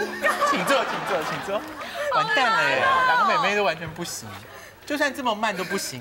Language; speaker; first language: Chinese; native; Chinese